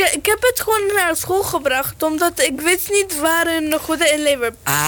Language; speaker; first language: Dutch; early bilingual, other home language; Polish